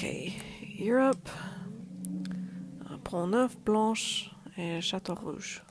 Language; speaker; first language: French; non-native, learner; English